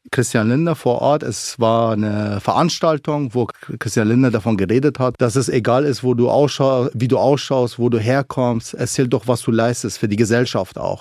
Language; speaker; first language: German; early bilingual, other home language; Arabic